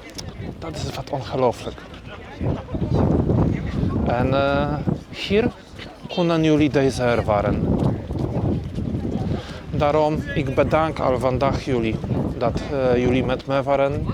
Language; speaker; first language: Dutch; non-native, learner; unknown